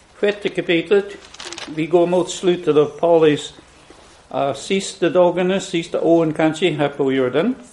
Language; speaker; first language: Swedish; non-native, fluent; English